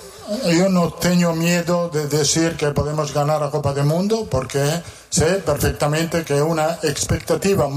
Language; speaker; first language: Portuguese; non-native, learner; Italian